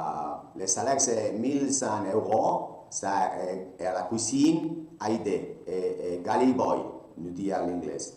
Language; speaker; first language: French; non-native, learner; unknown